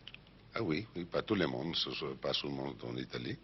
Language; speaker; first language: French; non-native, learner; Spanish